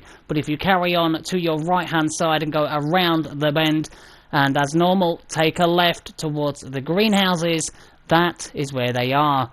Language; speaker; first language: English; native; English